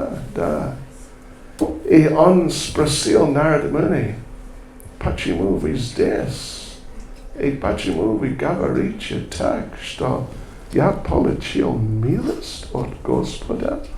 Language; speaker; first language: Russian; non-native, learner; English